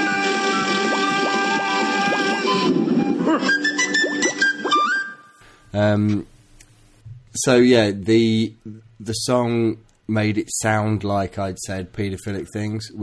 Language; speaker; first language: English; native; English